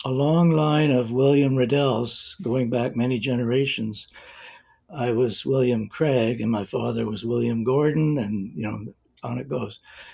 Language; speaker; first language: English; native; English